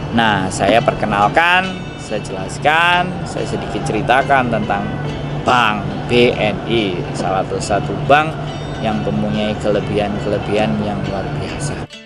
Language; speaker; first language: Indonesian; native; Indonesian